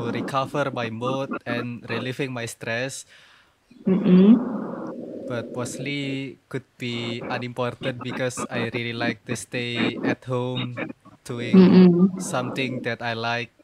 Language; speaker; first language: English; non-native, learner; Indonesian